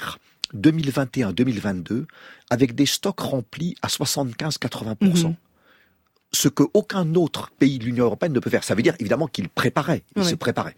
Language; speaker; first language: French; native; French